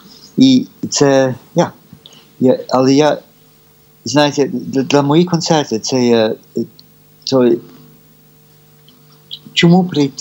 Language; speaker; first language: Ukrainian; early bilingual, heritage; Ukrainian